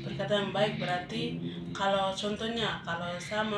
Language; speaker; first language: Indonesian; non-native, local second language; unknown